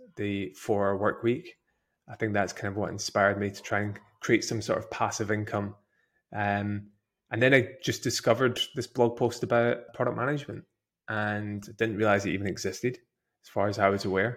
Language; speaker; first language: English; native; English